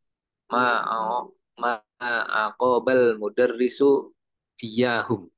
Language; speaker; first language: Arabic; non-native, learner; Indonesian